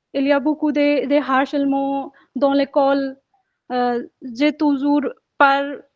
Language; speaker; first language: French; non-native, learner; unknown